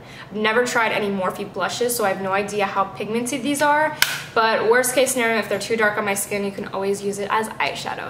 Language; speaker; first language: English; native; English